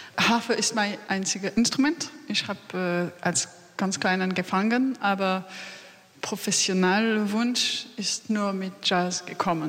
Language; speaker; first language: German; non-native, learner; French